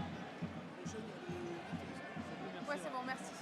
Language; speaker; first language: French; native; French